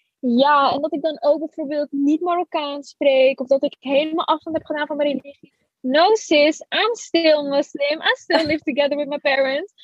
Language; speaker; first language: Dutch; early bilingual, other home language; Arabic